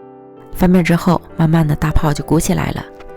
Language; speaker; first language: Chinese; native; Chinese